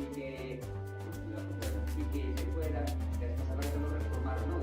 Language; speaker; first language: Spanish; non-native, local second language; Galician